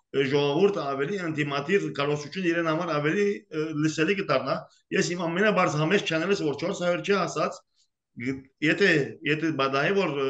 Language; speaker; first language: Armenian; early bilingual, heritage; Armenian